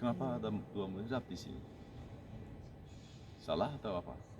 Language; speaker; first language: Indonesian; non-native, learner; Turkish